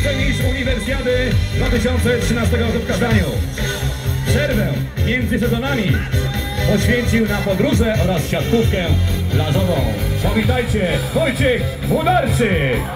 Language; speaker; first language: Polish; native; Polish